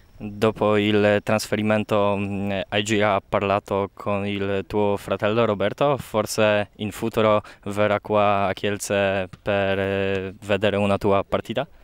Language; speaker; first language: Italian; non-native, learner; Polish